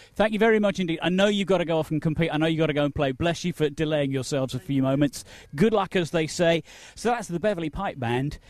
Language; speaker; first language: English; native; English